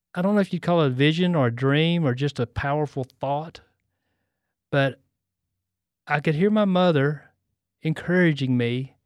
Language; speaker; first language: English; native; English